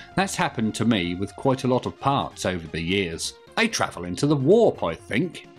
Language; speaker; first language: English; native; English